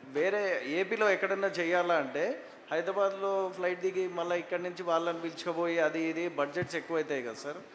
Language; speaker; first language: Telugu; native; Telugu